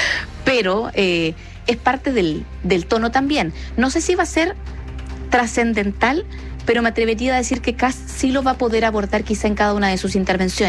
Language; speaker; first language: Spanish; native; Spanish